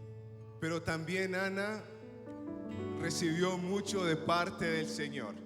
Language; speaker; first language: Spanish; native; Spanish